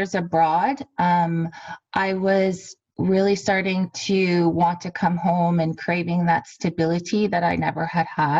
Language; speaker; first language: English; native; English